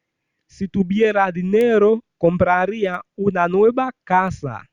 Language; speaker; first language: Spanish; non-native, fluent; Haitian Creole